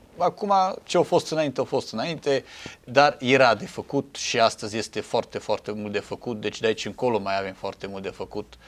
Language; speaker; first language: Romanian; non-native, local second language; Hungarian